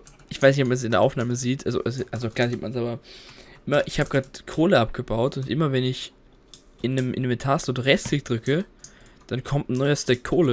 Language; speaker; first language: German; native; German